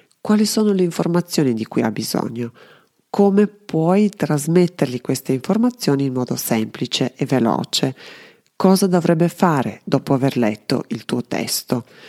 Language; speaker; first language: Italian; non-native, fluent; Serbian